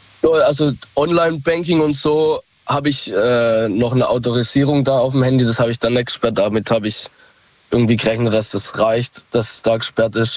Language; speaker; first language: German; native; German